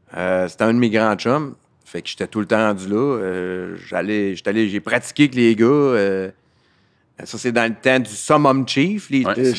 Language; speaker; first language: French; native; French